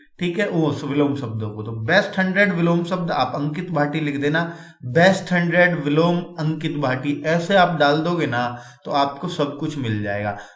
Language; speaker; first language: Hindi; native; Hindi